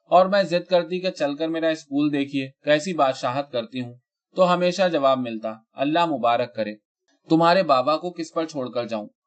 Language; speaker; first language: Urdu; native; Urdu